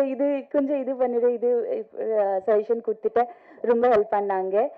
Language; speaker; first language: Tamil; non-native, fluent; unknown